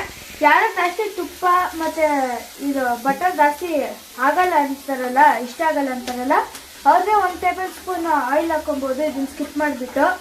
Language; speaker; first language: Kannada; native; Kannada